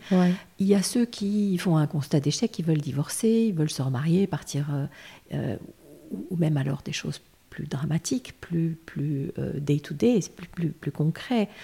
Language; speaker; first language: French; non-native, local second language; Armenian